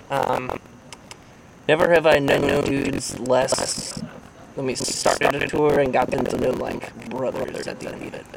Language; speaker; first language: English; native; English